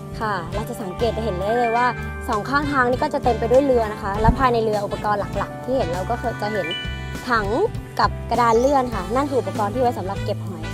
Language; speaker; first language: Thai; native; Thai